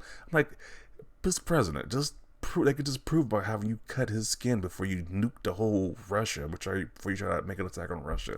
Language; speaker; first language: English; native; English